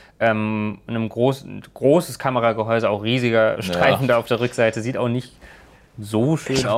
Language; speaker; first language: German; native; German